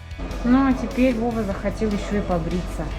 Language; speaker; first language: Russian; native; Russian